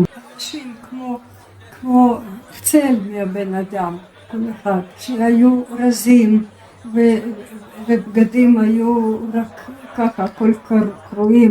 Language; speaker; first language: Hebrew; non-native, fluent; Russian